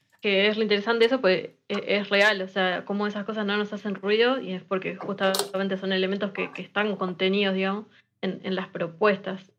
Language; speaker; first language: Spanish; native; Spanish